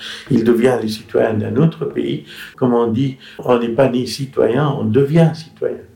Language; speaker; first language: French; non-native, fluent; Persian